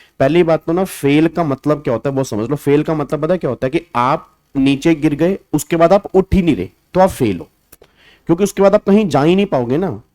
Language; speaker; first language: Hindi; native; Hindi